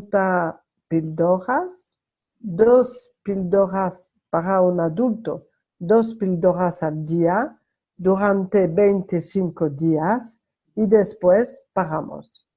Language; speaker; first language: Spanish; non-native, learner; French